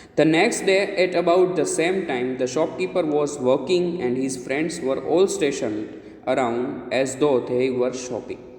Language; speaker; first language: English; non-native, local second language; Gujarati